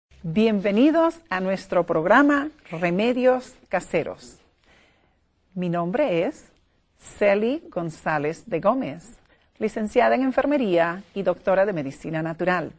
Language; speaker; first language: Spanish; native; Spanish